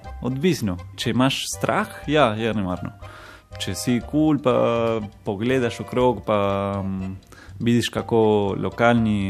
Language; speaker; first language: Slovenian; non-native, learner; Spanish